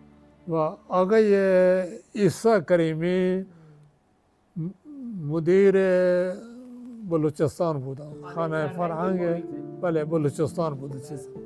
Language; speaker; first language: Persian; non-native, fluent; Urdu